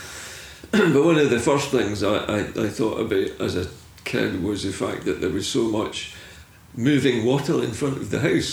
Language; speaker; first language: English; native; English